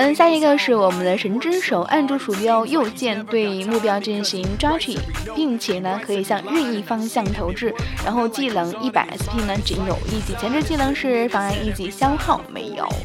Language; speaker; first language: Chinese; native; Chinese